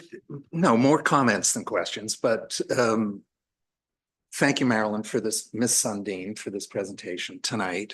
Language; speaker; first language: English; native; English